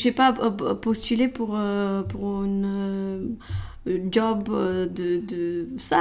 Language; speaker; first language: French; non-native, learner; Romanian